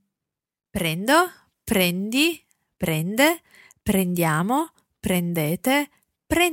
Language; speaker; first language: Italian; non-native, learner; English